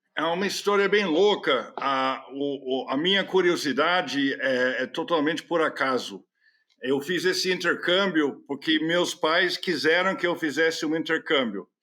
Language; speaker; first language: Portuguese; non-native, fluent; English